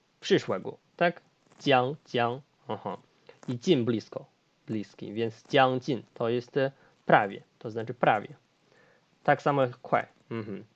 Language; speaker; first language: Polish; non-native, fluent; Chinese